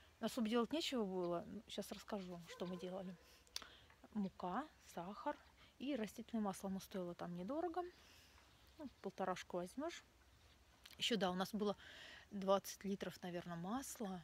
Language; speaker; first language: Russian; native; Russian